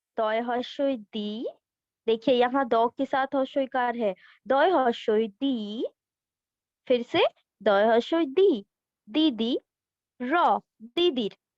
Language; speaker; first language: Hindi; non-native, local second language; Bangla